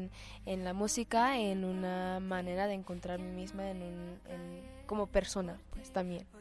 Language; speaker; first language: Spanish; early bilingual, heritage; English